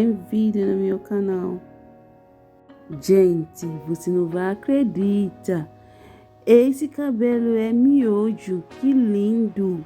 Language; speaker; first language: Portuguese; non-native, learner; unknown